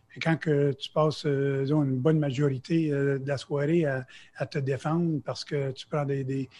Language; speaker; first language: French; native; French